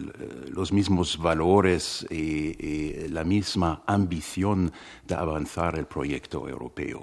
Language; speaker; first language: Spanish; non-native, fluent; German